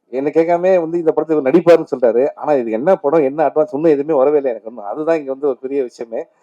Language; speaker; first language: Tamil; native; Tamil